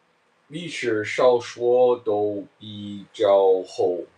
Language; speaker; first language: Chinese; non-native, learner; English